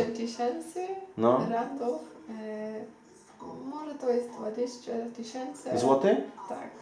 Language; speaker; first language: Polish; non-native, learner; Xhosa